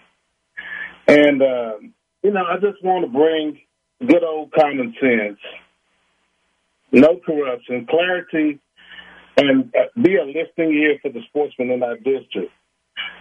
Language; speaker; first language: English; native; English